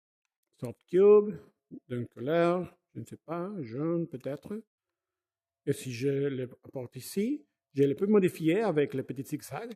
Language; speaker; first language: French; non-native, fluent; Spanish